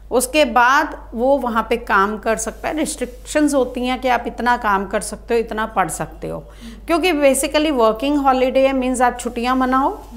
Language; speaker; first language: Hindi; non-native, local second language; Punjabi